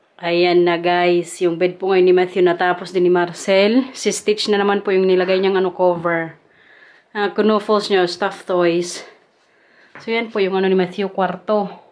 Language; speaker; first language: Filipino; non-native, local second language; Waray